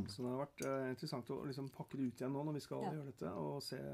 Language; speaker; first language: Norwegian; native; Norwegian